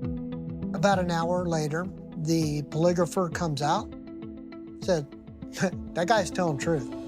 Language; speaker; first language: English; native; English